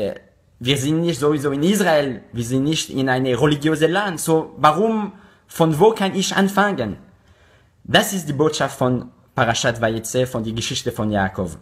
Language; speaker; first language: German; non-native, learner; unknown